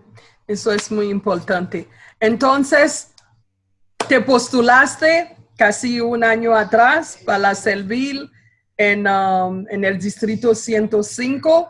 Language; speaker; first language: Spanish; non-native, fluent; Haitian Creole